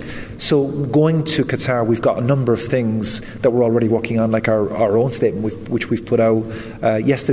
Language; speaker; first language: English; native; English